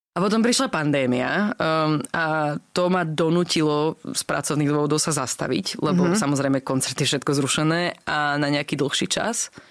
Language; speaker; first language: Slovak; early bilingual, other home language; English